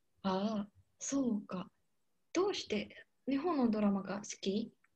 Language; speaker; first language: Japanese; non-native, learner; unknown